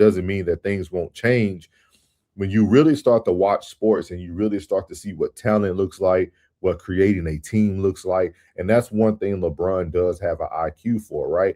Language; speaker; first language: English; native; English